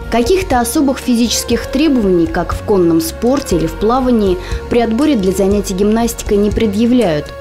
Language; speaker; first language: Russian; native; Russian